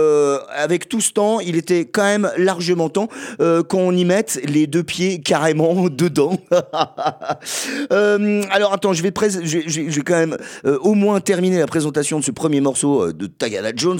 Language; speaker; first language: French; native; French